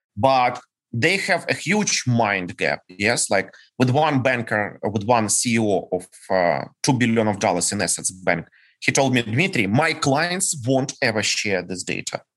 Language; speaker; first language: English; non-native, fluent; Ukrainian